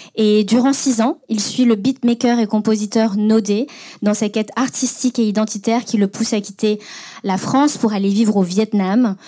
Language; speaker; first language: French; native; French